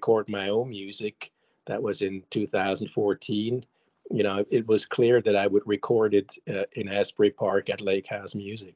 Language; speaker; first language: English; non-native, fluent; German